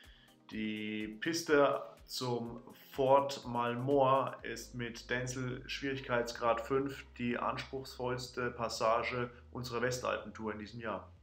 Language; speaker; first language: German; native; German